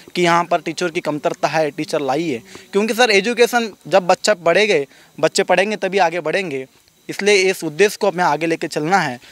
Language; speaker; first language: Hindi; non-native, local second language; Marathi